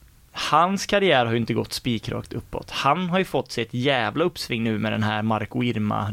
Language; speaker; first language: Swedish; native; Swedish